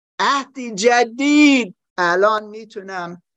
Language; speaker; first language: Persian; non-native, learner; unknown